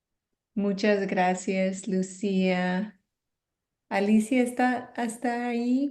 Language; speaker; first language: Spanish; non-native, fluent; English